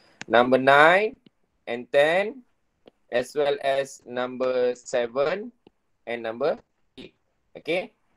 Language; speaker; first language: English; non-native, local second language; Malay